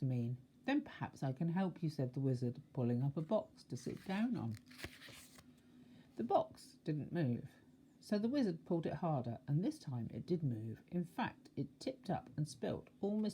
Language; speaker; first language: English; native; English